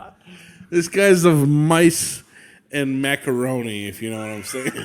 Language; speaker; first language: English; native; English